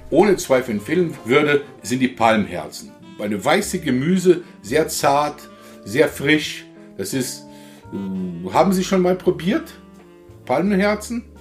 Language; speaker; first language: German; non-native, learner; Portuguese